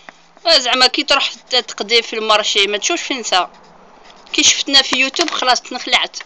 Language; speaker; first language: Arabic; native; Arabic